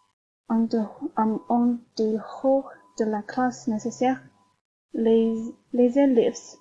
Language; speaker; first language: French; non-native, learner; Chinese